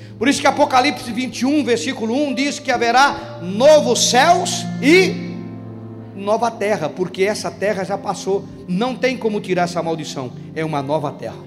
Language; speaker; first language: Portuguese; native; Portuguese